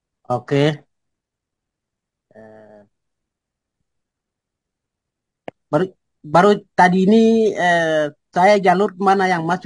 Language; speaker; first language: Indonesian; non-native, local second language; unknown